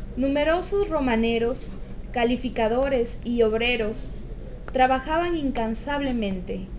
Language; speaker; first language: Spanish; native; Spanish